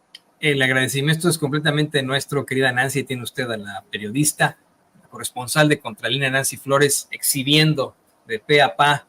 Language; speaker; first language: Spanish; native; Spanish